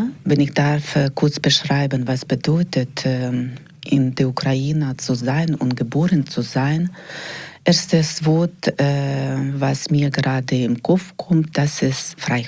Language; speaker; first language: German; non-native, learner; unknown